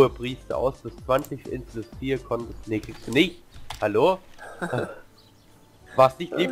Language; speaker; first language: German; native; German